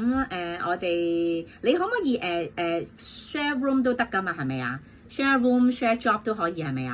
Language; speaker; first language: Cantonese; native; Cantonese